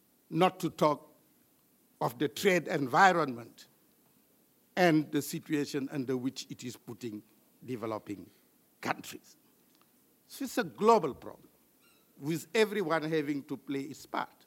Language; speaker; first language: English; non-native, fluent; French